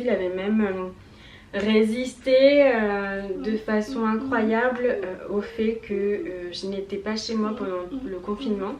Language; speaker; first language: French; native; French